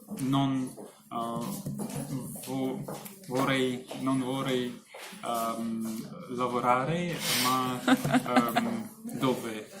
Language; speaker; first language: Italian; non-native, learner; Russian